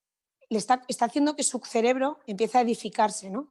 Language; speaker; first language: Spanish; native; Spanish